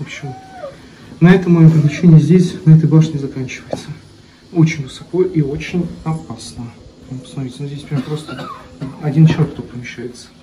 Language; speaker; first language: Russian; native; Russian